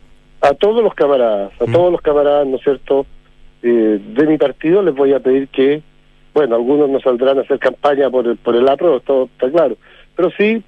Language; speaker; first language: Spanish; native; Spanish